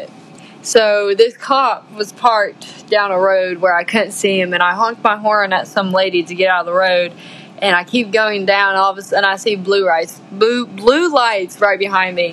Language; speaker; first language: English; native; English